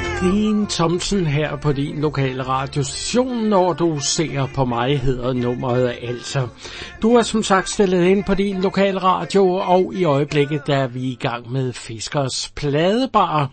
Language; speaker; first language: Danish; native; Danish